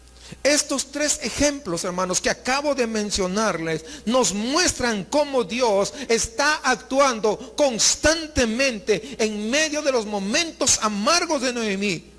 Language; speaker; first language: Spanish; native; Spanish